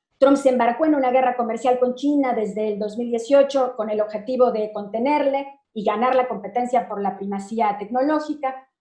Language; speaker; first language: Spanish; native; Spanish